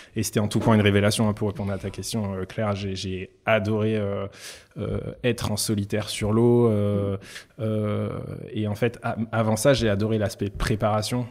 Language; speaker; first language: French; native; French